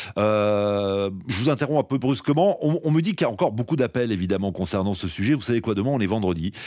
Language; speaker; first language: French; native; French